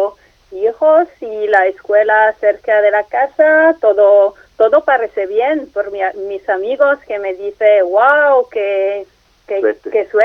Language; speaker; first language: Spanish; non-native, learner; French